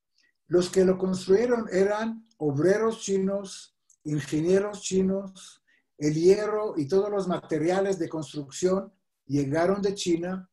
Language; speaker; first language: Spanish; non-native, fluent; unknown